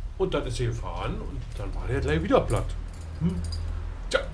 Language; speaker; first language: German; native; German